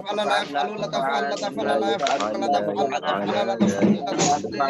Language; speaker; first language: Arabic; non-native, learner; Bangla